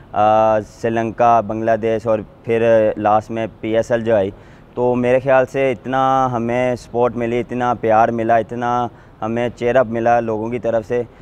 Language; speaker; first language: Urdu; non-native, local second language; Punjabi